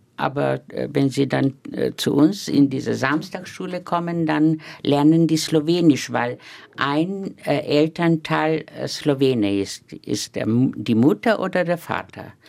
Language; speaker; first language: German; non-native, fluent; Slovenian